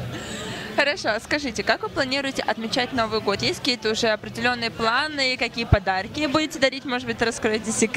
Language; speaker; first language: Russian; native; Russian